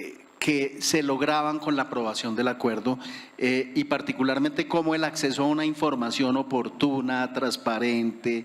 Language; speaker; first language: Spanish; native; Spanish